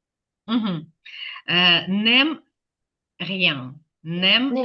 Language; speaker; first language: French; non-native, fluent; Ukrainian